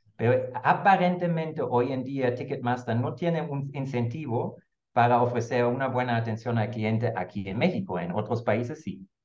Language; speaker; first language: Spanish; non-native, fluent; German